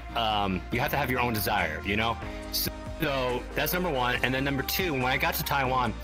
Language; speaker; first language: English; native; English